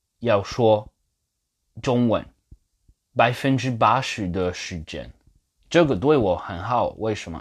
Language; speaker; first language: Chinese; non-native, fluent; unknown